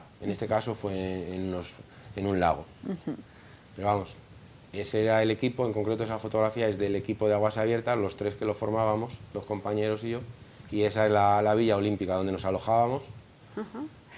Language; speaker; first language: Spanish; native; Spanish